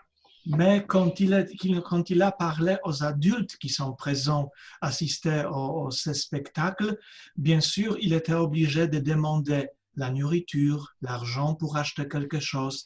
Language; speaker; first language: French; non-native, fluent; Polish